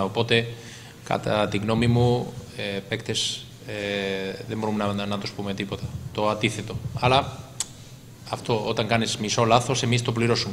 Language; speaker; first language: Greek; non-native, learner; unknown